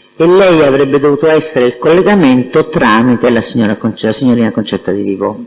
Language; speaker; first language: Italian; native; Italian